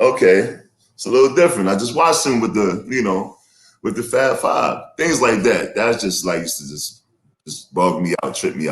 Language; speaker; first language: English; native; English